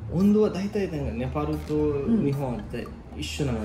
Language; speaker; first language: Japanese; non-native, fluent; Nepali